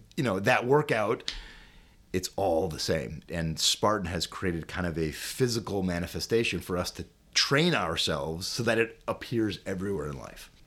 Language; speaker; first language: English; native; English